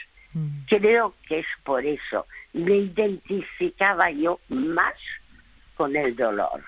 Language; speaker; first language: Spanish; early bilingual, other home language; French